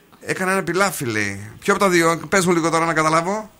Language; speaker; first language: Greek; native; Greek